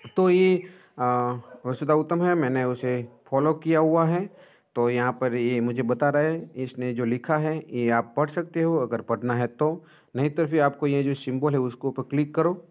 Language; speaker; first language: Hindi; non-native, local second language; Gujarati